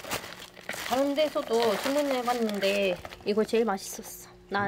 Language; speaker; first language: Korean; non-native, fluent; Spanish